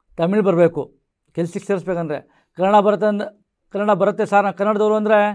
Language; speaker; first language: Kannada; non-native, local second language; Marathi